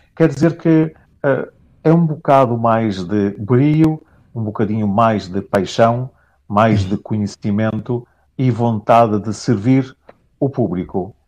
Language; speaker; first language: Portuguese; non-native, local second language; Kabuverdianu